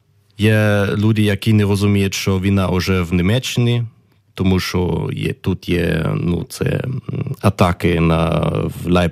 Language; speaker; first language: Ukrainian; non-native, learner; German